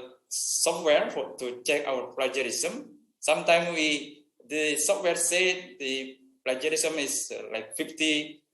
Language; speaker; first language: English; non-native, fluent; Indonesian